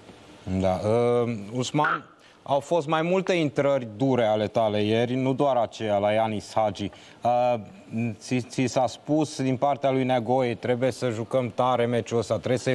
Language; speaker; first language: Romanian; native; Romanian